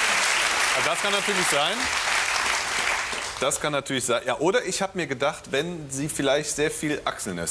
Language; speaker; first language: German; native; German